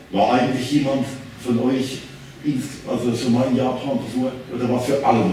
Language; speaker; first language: German; native; German